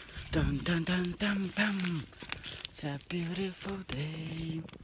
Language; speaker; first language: English; non-native, fluent; Portuguese